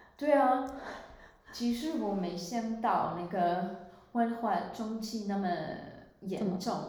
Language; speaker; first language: Chinese; non-native, fluent; Swiss German